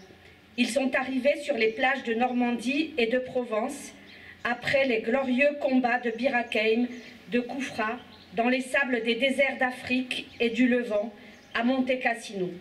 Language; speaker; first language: French; native; French